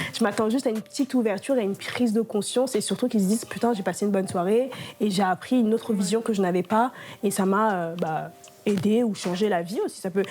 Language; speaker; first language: French; non-native, local second language; Lingala